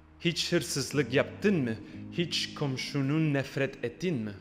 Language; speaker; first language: Turkish; non-native, fluent; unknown